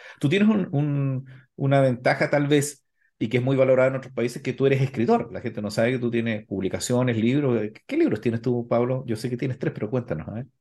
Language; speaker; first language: Spanish; native; Spanish